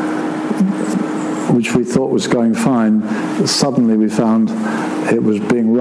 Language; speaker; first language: English; native; English